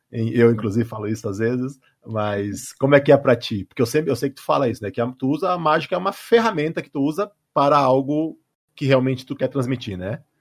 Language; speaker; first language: Portuguese; native; Portuguese